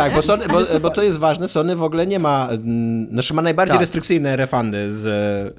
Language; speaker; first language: Polish; native; Polish